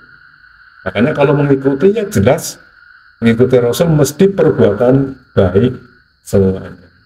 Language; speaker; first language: Indonesian; native; Indonesian